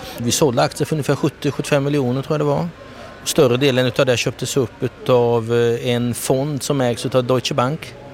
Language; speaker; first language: Swedish; native; Swedish